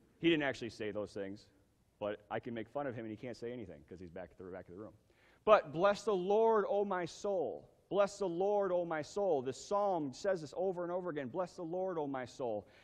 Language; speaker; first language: English; native; English